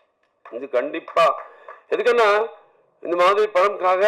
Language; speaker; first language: Tamil; non-native, learner; Telugu